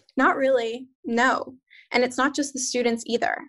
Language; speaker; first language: English; native; English